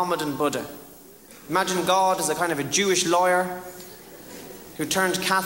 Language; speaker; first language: English; native; English